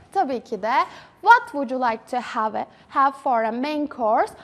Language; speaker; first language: English; non-native, fluent; Turkish